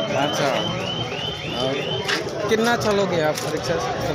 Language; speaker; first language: Hindi; non-native, local second language; Bodo